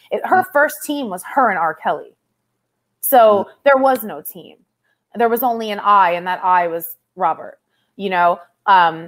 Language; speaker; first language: English; native; English